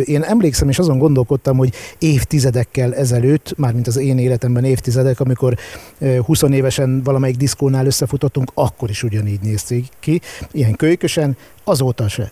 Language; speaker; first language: Hungarian; native; Hungarian